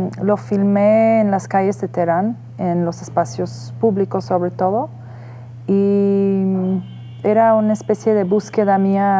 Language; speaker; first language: Spanish; non-native, fluent; Persian